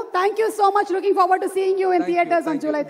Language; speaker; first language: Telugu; native; Telugu